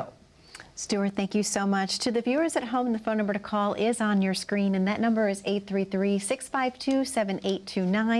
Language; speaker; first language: English; native; English